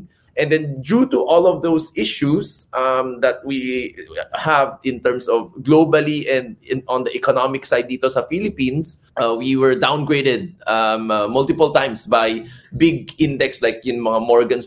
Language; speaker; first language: English; non-native, local second language; Cebuano